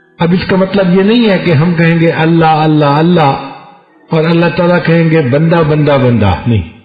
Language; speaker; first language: Urdu; non-native, local second language; Punjabi